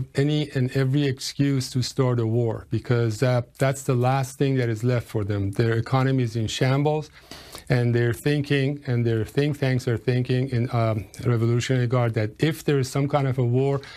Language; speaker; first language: English; non-native, fluent; Persian